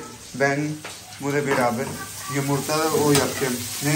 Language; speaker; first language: Turkish; non-native, learner; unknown